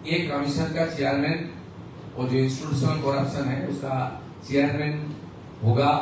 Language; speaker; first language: Hindi; non-native, local second language; Bangla